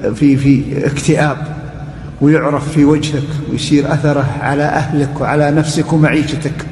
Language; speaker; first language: Arabic; native; Arabic